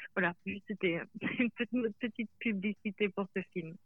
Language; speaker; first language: French; native; French